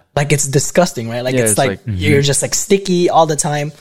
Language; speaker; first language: English; non-native, local second language; Filipino